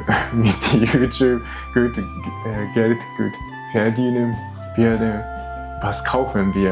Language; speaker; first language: German; non-native, fluent; Japanese